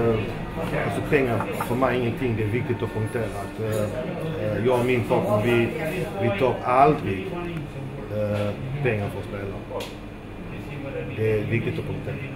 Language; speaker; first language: Swedish; early bilingual, other home language; Macedonian